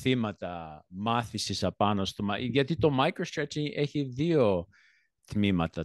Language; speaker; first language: Greek; early bilingual, heritage; Greek